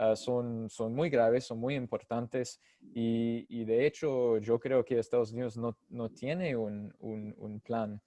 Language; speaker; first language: Spanish; non-native, fluent; English